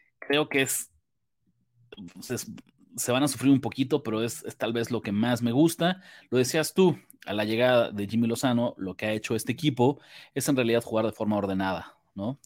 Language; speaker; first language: Spanish; native; Spanish